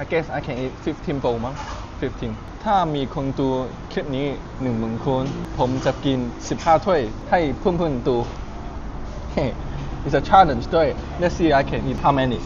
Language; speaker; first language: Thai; native; Thai